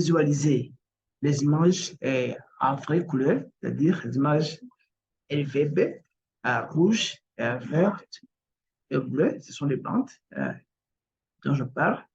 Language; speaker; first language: French; non-native, local second language; Kinyarwanda